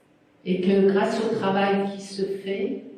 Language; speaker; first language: French; non-native, fluent; Spanish